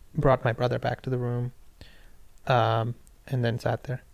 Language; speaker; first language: English; non-native, local second language; Pashto